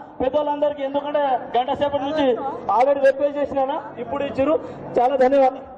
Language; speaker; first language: Telugu; non-native, local second language; Lambadi